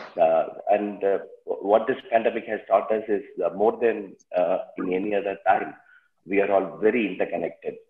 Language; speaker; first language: English; non-native, local second language; Tamil